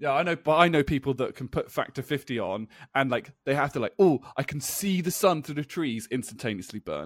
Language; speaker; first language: English; native; English